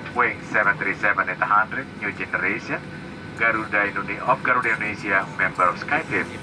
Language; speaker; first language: English; non-native, fluent; Indonesian